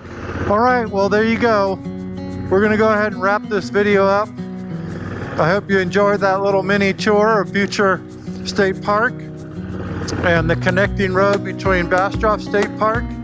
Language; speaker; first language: English; native; English